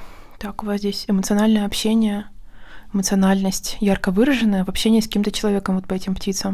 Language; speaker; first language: Russian; native; Russian